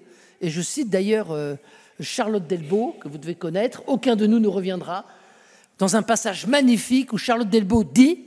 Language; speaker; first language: French; native; French